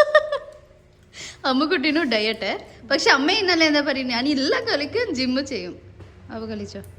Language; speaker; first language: Malayalam; non-native, learner; Kannada